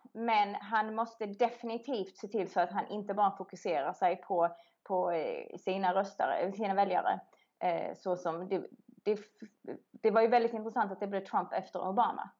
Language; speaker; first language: Swedish; native; Swedish